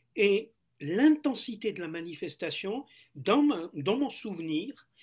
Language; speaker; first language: French; non-native, local second language; Arabic